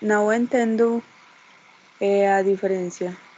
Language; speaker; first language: Portuguese; non-native, learner; Spanish